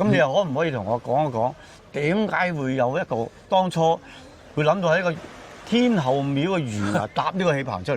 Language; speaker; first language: Cantonese; native; Cantonese